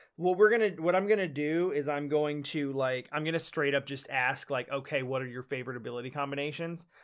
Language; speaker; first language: English; native; English